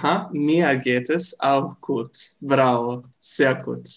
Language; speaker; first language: German; non-native, fluent; Serbian